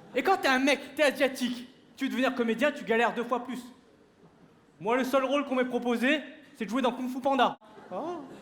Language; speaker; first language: French; early bilingual, other home language; Vietnamese